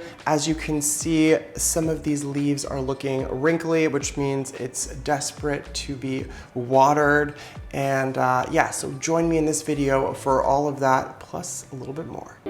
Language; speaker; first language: English; native; English